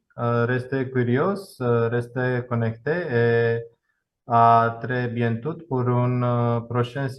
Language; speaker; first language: French; non-native, fluent; Romanian